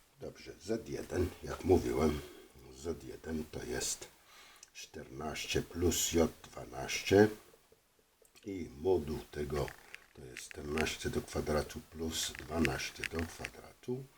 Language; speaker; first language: Polish; non-native, learner; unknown